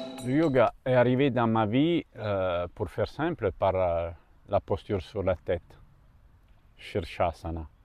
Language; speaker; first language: French; non-native, fluent; Italian